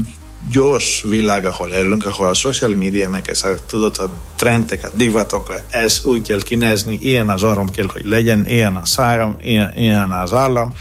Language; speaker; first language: Hungarian; non-native, learner; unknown